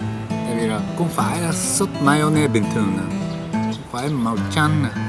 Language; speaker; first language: Vietnamese; non-native, learner; Japanese